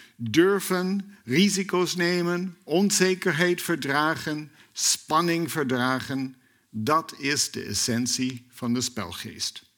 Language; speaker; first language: Dutch; non-native, fluent; English